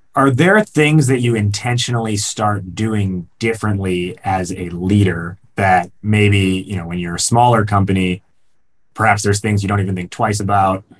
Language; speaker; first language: English; native; English